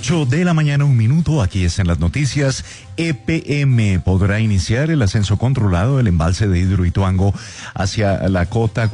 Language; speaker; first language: Spanish; native; Spanish